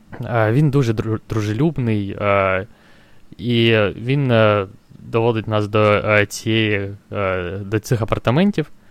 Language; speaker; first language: Ukrainian; non-native, local second language; Russian